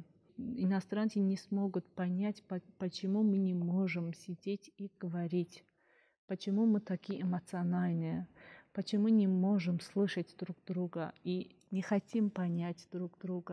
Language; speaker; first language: Russian; non-native, fluent; Azerbaijani